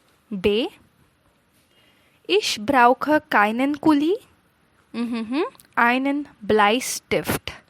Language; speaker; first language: German; non-native, fluent; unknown